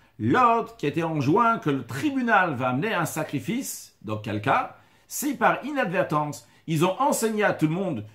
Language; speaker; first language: French; native; French